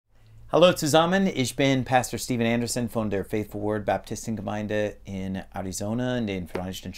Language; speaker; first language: German; non-native, fluent; English